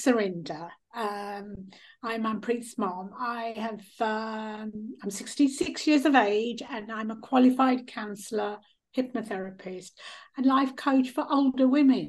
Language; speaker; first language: English; early bilingual, other home language; Punjabi